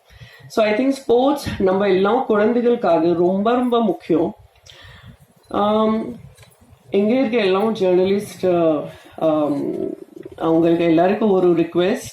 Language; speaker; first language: Tamil; non-native, fluent; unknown